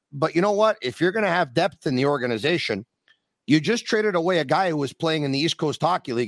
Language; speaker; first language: English; native; English